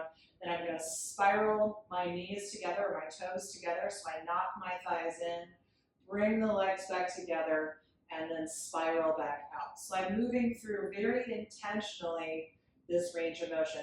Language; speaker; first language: English; native; English